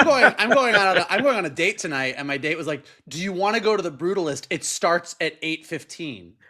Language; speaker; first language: English; native; English